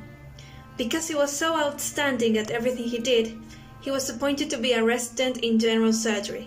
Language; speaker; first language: English; non-native, fluent; Spanish